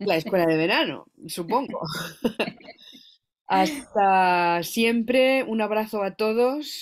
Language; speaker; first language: Spanish; native; Spanish